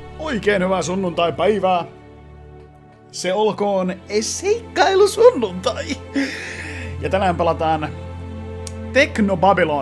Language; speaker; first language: Finnish; native; Finnish